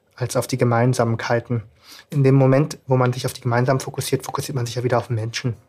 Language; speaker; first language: German; native; German